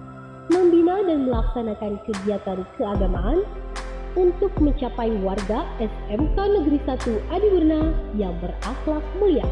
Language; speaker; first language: Indonesian; native; Indonesian